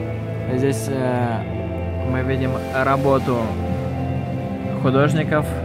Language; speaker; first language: Russian; native; Russian